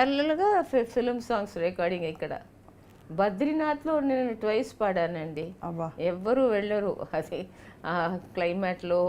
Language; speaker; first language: Telugu; non-native, fluent; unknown